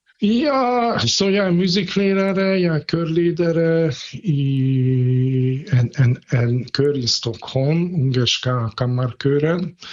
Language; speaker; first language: Swedish; non-native, fluent; Hungarian